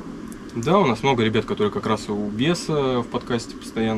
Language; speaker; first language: Russian; native; Russian